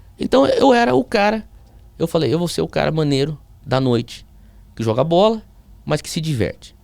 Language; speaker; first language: Portuguese; early bilingual, heritage; Portuguese